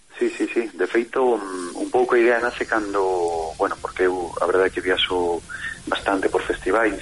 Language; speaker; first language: Galician; native; Galician